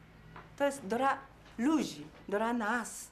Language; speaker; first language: Polish; non-native, learner; Japanese